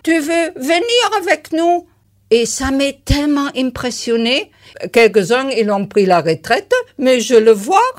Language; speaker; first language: French; non-native, learner; German